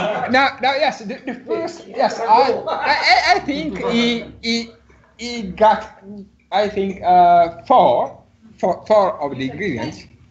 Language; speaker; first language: English; non-native, learner; Italian